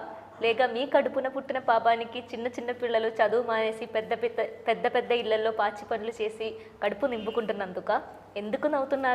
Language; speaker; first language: Telugu; non-native, learner; Malayalam